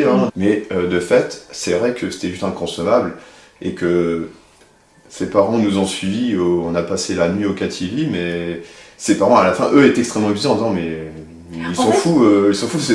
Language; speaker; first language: French; native; French